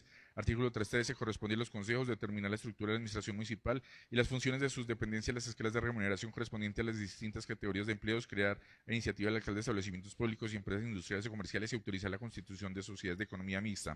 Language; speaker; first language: Spanish; native; Spanish